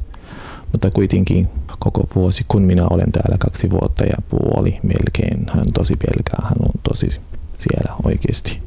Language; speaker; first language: Finnish; non-native, learner; Arabic